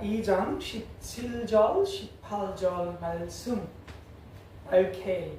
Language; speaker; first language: Korean; non-native, learner; English